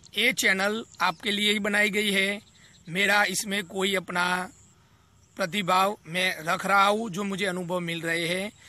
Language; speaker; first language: Hindi; non-native, local second language; Gujarati